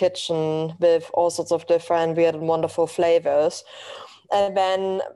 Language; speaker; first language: English; non-native, fluent; German